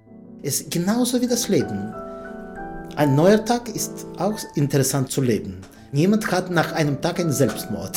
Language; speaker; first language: German; non-native, fluent; Russian